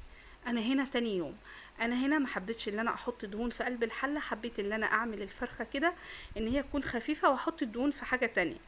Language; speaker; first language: Arabic; native; Arabic